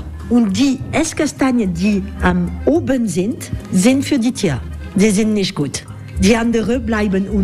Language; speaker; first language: German; non-native, learner; French